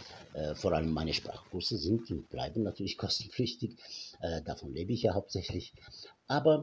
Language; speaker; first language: German; non-native, fluent; Arabic